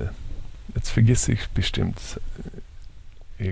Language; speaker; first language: German; non-native, fluent; Swedish